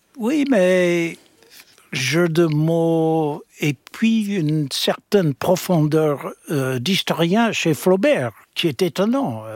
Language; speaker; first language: French; non-native, fluent; English